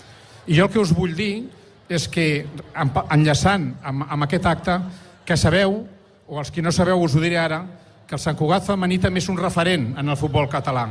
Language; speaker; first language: Catalan; native; Catalan